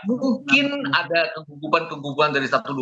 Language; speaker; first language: Indonesian; native; Indonesian